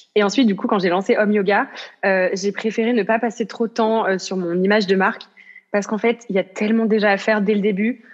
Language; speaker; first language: French; native; French